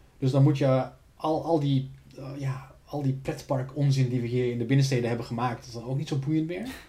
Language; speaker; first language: Dutch; native; Dutch